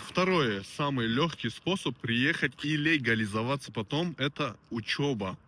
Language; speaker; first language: Russian; non-native, local second language; Tajik